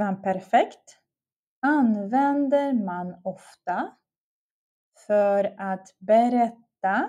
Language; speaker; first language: Swedish; non-native, fluent; Russian